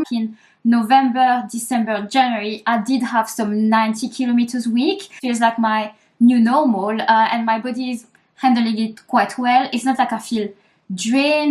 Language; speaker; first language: English; native; English